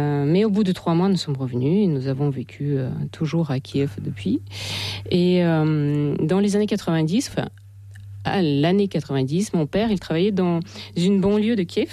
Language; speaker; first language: French; non-native, fluent; Russian